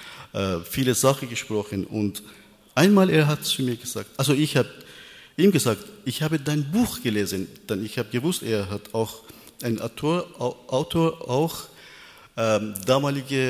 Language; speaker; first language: German; non-native, learner; Persian